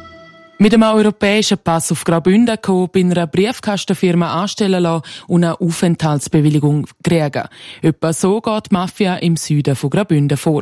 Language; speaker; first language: German; native; German